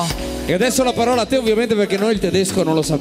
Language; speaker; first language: Italian; native; Italian